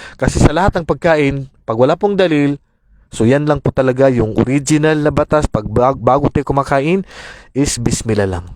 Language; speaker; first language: Filipino; non-native, local second language; Maranao